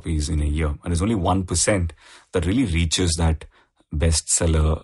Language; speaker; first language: English; non-native, local second language; Tamil